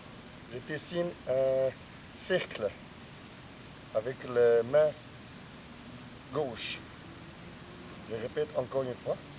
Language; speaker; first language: French; non-native, learner; Chinese